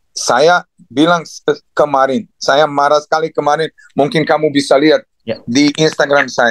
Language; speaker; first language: Indonesian; non-native, fluent; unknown